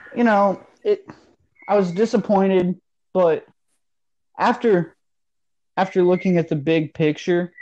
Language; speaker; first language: English; native; English